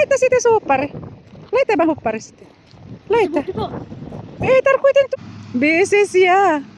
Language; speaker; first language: Finnish; non-native, learner; Bikol